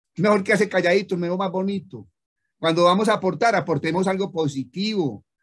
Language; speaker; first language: Spanish; native; Spanish